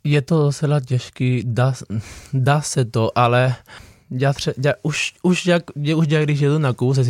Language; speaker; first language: Czech; non-native, fluent; Spanish